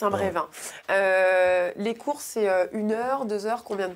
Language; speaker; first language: French; native; French